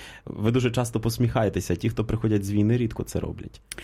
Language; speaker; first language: Ukrainian; native; Ukrainian